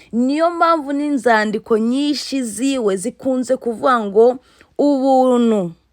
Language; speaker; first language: Kinyarwanda; native; Kinyarwanda